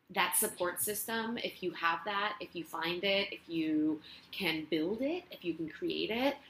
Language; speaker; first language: English; non-native, fluent; Spanish